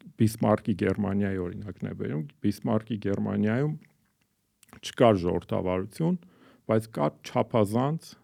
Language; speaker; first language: Armenian; native; Armenian